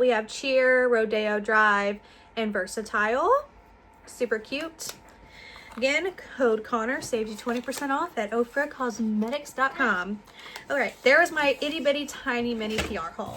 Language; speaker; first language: English; native; English